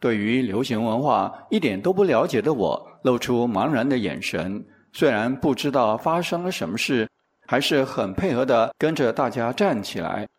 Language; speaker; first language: Chinese; native; Chinese